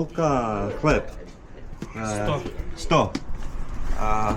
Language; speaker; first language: Russian; non-native, learner; English